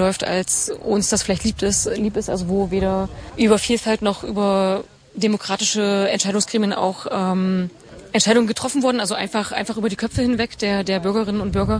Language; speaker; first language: German; native; German